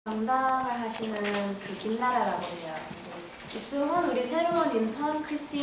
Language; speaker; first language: Korean; early bilingual, heritage; English